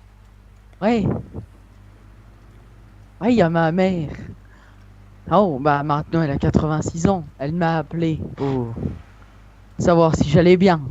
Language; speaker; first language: French; native; French